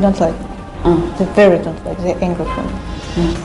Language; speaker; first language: English; non-native, learner; Russian